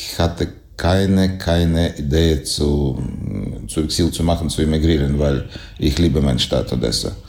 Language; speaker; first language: German; non-native, learner; Ukrainian